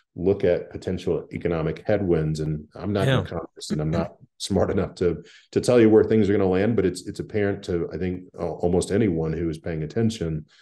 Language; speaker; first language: English; native; English